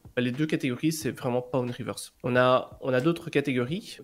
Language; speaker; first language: French; native; French